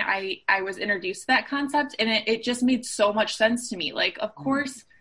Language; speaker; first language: English; native; English